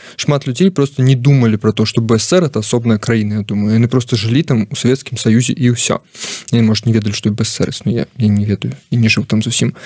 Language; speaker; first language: Belarusian; non-native, local second language; Russian